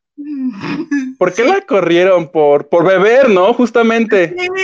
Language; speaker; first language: Spanish; native; Spanish